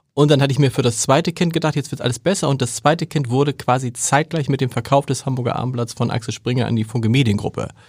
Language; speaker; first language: German; native; German